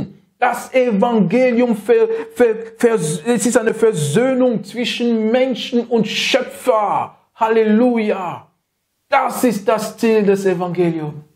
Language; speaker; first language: German; non-native, learner; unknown